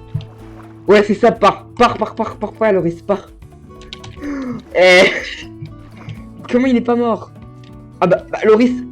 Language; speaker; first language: French; native; French